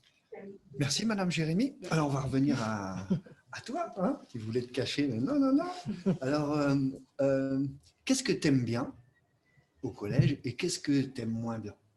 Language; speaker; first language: French; native; French